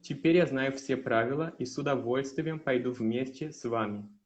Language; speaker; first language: Russian; non-native, learner; Portuguese